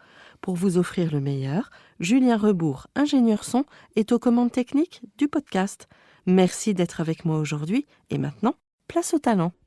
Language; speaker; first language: French; native; French